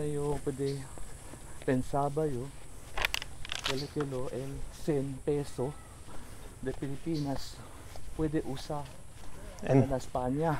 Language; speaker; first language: Spanish; non-native, learner; Chavacano